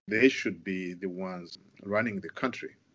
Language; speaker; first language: English; non-native, local second language; Kinyarwanda